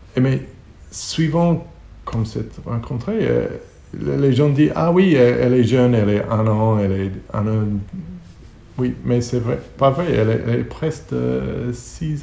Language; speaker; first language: French; non-native, learner; Hebrew